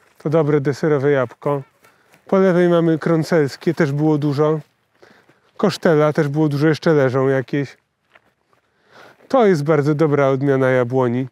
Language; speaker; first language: Polish; native; Polish